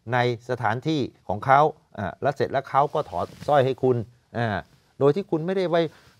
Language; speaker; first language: Thai; native; Thai